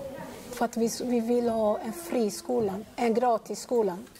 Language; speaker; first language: Swedish; non-native, fluent; Lingala